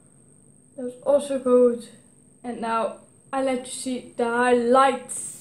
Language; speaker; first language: English; non-native, learner; Dutch